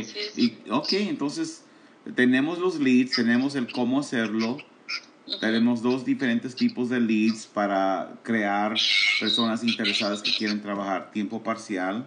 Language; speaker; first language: Spanish; early bilingual, heritage; Spanish